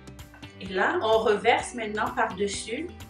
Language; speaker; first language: French; native; French